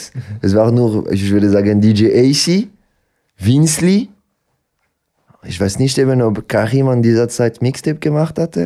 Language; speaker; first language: German; non-native, local second language; French